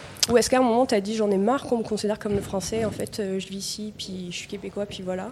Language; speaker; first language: French; native; French